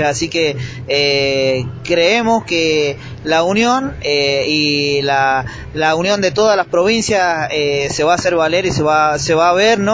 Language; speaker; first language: Spanish; native; Spanish